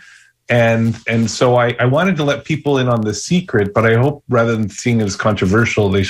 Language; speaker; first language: English; native; English